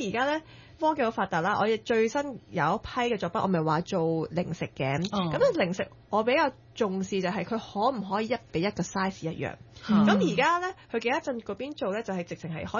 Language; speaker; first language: Cantonese; native; Cantonese